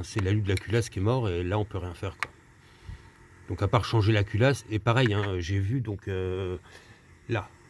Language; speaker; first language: French; native; French